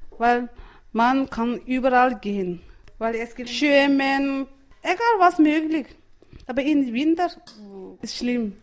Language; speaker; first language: German; non-native, learner; Tibetan